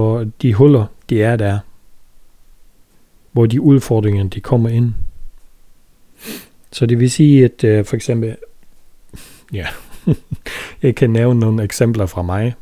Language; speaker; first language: Danish; non-native, fluent; German